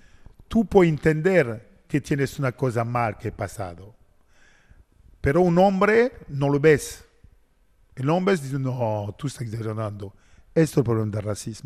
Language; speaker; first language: Spanish; non-native, learner; French